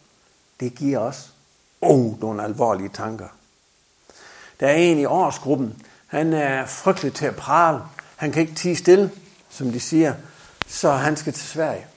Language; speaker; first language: Danish; native; Danish